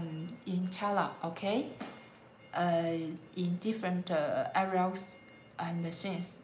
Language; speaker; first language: English; non-native, learner; Chinese